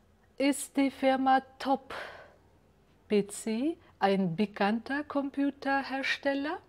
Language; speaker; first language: German; non-native, fluent; Uzbek